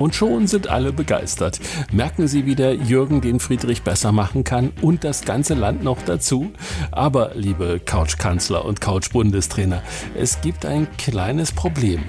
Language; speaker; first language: German; native; German